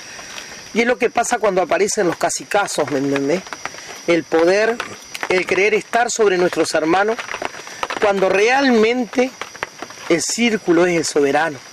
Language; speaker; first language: Spanish; native; Spanish